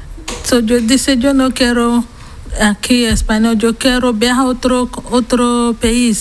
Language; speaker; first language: Spanish; non-native, learner; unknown